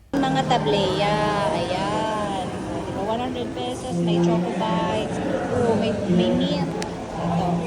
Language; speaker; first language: Filipino; non-native, local second language; Bikol